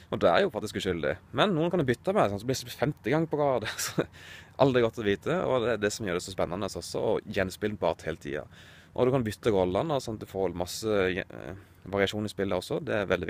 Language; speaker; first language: Norwegian; native; Norwegian